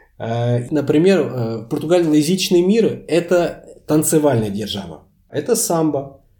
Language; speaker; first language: Russian; non-native, fluent; Portuguese